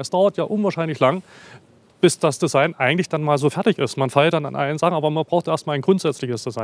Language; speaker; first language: German; native; German